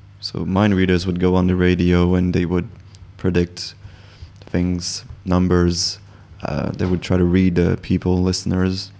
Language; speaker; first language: English; non-native, fluent; French